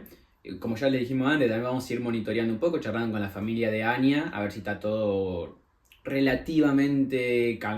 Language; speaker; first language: Spanish; native; Spanish